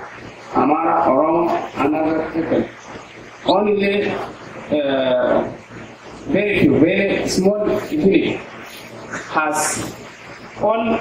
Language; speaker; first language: English; non-native, learner; Oromo